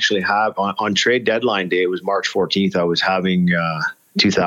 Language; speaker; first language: English; native; English